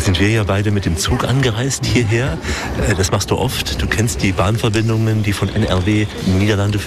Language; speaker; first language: German; native; German